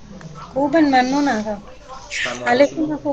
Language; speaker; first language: Persian; non-native, learner; Urdu